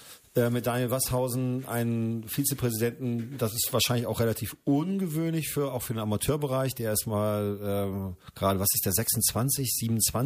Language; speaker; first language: German; native; German